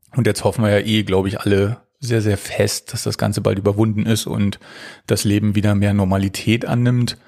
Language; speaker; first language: German; native; German